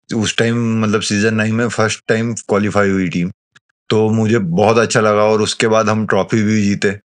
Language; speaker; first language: Hindi; native; Hindi